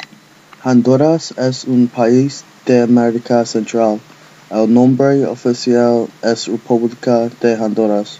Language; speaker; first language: Spanish; non-native, learner; English